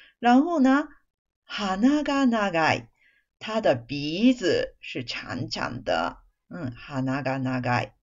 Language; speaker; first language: Chinese; non-native, fluent; Japanese